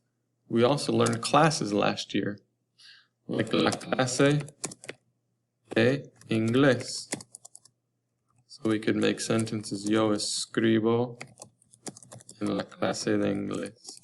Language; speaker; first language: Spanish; non-native, learner; English